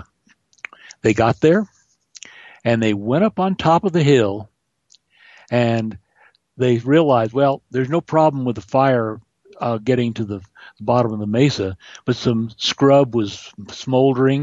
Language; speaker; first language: English; native; English